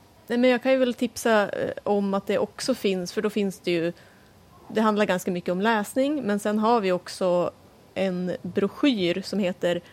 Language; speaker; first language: Swedish; native; Swedish